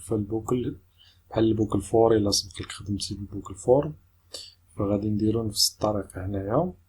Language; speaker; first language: Arabic; native; Arabic